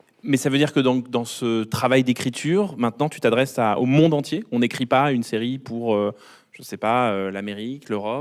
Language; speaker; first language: French; native; French